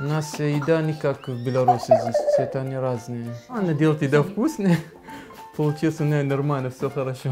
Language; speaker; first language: Russian; non-native, learner; Arabic